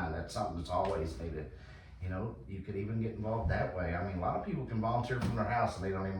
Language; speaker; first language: English; native; English